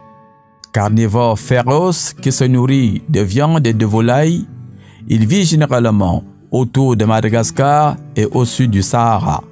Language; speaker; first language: French; native; French